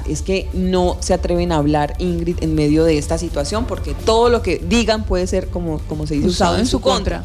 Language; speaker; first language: Spanish; native; Spanish